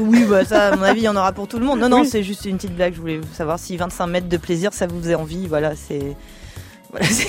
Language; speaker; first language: French; native; French